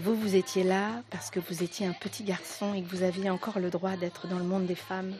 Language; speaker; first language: French; native; French